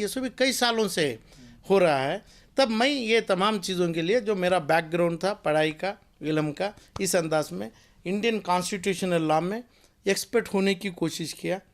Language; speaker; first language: Hindi; non-native, local second language; Urdu